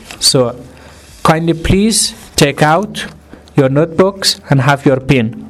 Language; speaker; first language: English; non-native, fluent; Persian